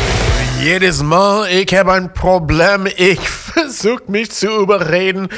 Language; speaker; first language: German; non-native, fluent; English